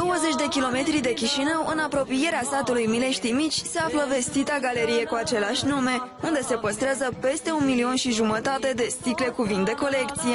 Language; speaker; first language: Romanian; native; Romanian